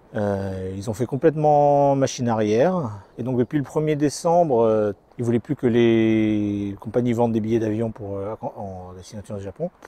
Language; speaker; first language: French; native; French